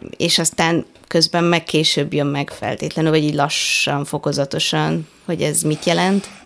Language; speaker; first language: Hungarian; native; Hungarian